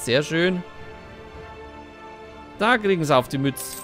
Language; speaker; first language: German; native; German